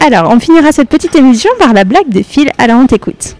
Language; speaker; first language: French; native; French